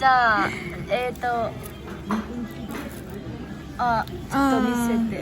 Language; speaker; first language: Japanese; non-native, learner; Mizo